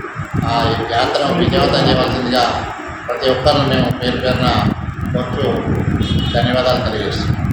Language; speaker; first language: Telugu; native; Telugu